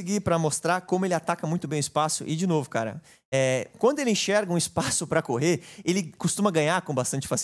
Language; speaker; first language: Portuguese; native; Portuguese